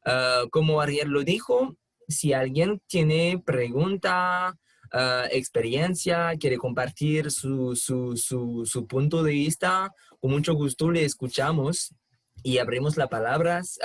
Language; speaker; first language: Spanish; non-native, fluent; French